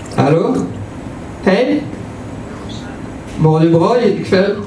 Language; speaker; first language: Swedish; non-native, fluent; French